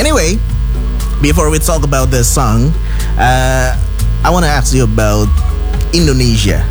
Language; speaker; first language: English; non-native, fluent; Indonesian